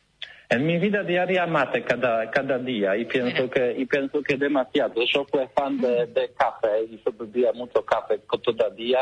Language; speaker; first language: Spanish; non-native, learner; Polish